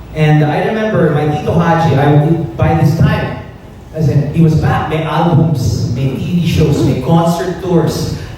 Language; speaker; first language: English; native; English